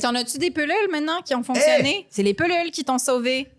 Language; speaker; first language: French; native; French